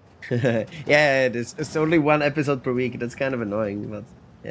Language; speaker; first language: English; non-native, fluent; Czech